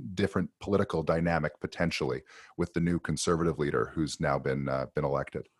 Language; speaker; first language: English; native; English